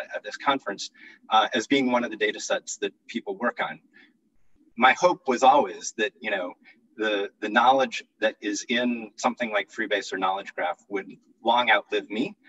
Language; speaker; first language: English; native; English